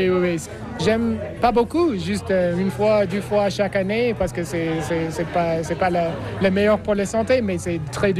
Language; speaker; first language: French; non-native, fluent; English